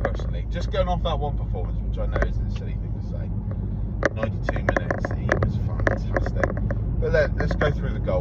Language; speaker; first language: English; native; English